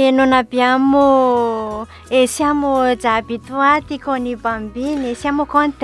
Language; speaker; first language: Italian; non-native, learner; Malagasy